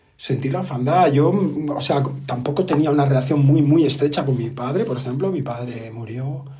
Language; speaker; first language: Spanish; native; Spanish